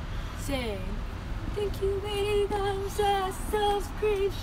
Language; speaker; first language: English; non-native, fluent; Korean